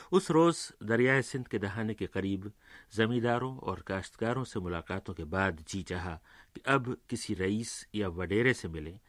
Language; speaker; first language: Urdu; native; Urdu